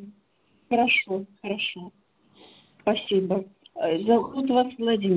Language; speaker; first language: Russian; native; Russian